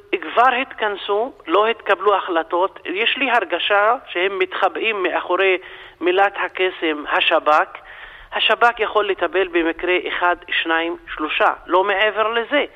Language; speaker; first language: Hebrew; non-native, local second language; Arabic